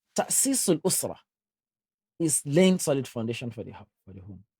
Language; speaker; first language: English; non-native, local second language; Yoruba